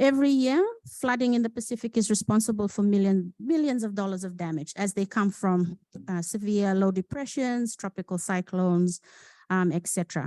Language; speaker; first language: English; non-native, local second language; Fijian